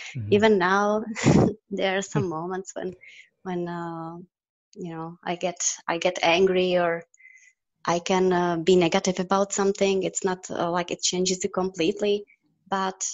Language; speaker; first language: English; non-native, fluent; Czech